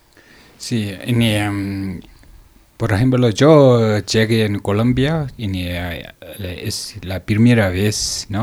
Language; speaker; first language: Spanish; non-native, learner; Tibetan